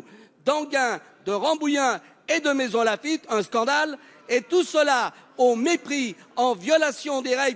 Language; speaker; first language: French; native; French